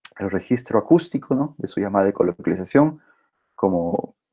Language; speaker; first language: Spanish; native; Spanish